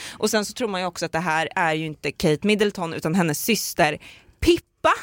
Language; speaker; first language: Swedish; native; Swedish